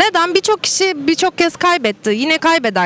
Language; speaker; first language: Turkish; native; Turkish